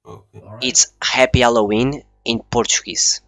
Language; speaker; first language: English; non-native, learner; Portuguese